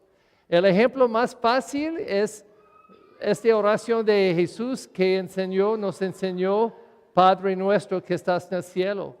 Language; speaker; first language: Spanish; non-native, learner; English